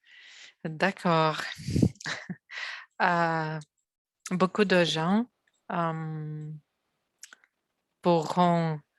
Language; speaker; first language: French; non-native, learner; Russian